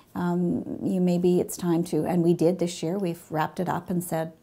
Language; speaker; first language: English; native; English